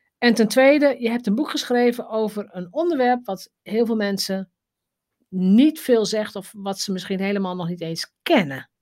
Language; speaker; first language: Dutch; native; Dutch